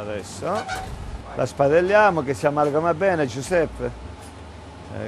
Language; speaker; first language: Italian; native; Italian